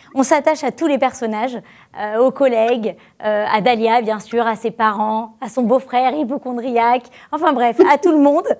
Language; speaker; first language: French; native; French